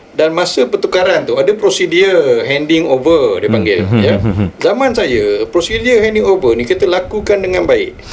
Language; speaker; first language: Malay; native; Malay